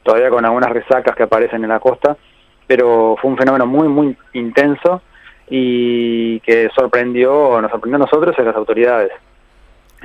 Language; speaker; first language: Spanish; native; Spanish